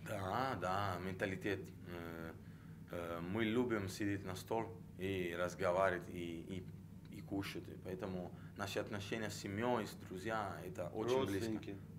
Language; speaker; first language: Russian; non-native, learner; Italian